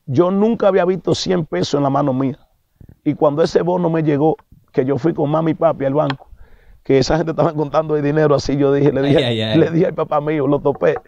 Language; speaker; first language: Spanish; native; Spanish